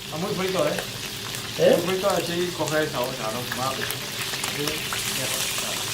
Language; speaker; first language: Spanish; non-native, learner; Chinese